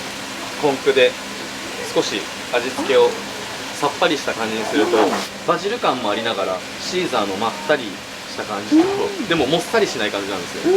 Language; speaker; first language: Japanese; native; Japanese